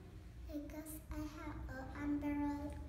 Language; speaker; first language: English; non-native, learner; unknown